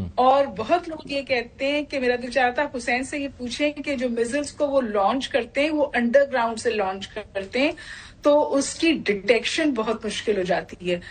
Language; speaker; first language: Urdu; native; Urdu